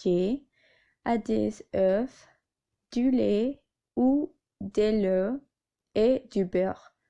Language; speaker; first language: French; non-native, learner; Spanish